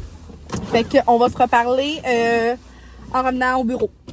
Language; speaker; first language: French; native; French